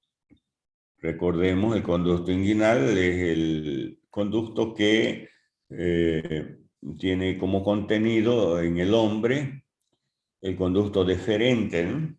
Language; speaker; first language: Spanish; native; Spanish